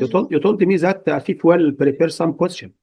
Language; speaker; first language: English; non-native, fluent; Arabic